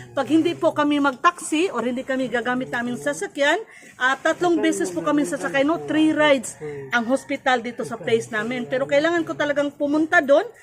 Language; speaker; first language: Filipino; non-native, local second language; Cebuano